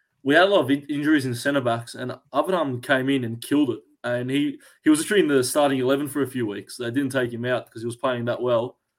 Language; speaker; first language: English; early bilingual, other home language; Greek